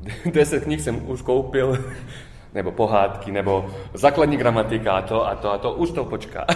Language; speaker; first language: Czech; early bilingual, heritage; Czech